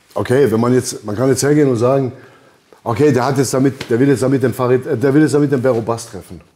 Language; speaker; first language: German; early bilingual, other home language; Albanian